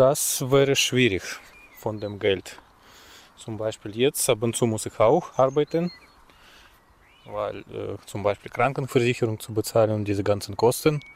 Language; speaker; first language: German; non-native, fluent; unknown